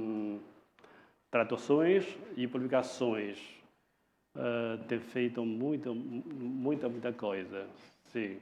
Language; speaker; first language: Portuguese; non-native, fluent; Chinese